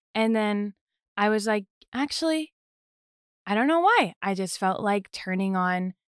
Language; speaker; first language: English; native; English